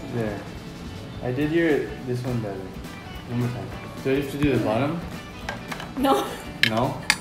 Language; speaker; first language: English; native; English